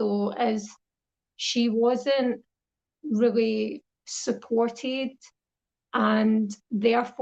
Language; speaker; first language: English; native; English